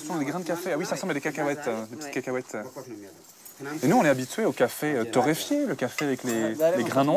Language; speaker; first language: French; native; French